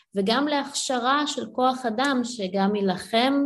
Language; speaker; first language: Hebrew; early bilingual, other home language; Ukrainian